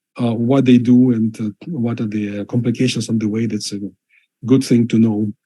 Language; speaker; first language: English; non-native, fluent; Russian